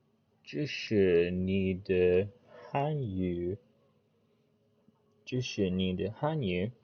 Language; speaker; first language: Chinese; non-native, learner; English